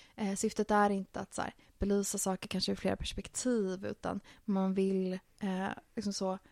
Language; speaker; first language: Swedish; native; Swedish